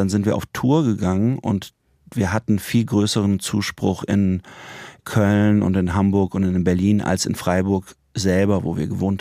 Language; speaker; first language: German; native; German